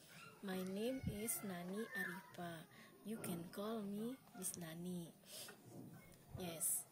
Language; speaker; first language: English; non-native, fluent; Indonesian